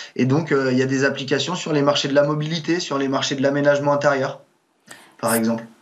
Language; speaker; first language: French; native; French